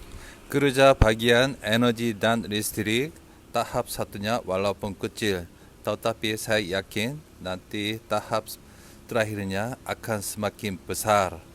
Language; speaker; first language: Indonesian; non-native, learner; Korean